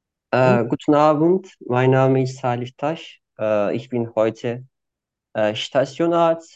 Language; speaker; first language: German; non-native, fluent; Turkish